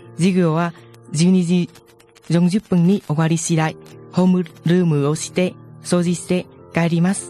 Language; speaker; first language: Japanese; non-native, learner; Vietnamese